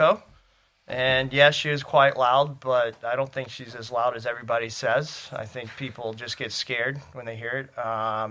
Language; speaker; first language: English; native; English